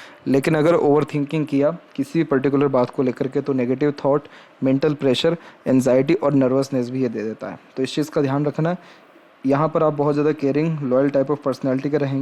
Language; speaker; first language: Hindi; native; Hindi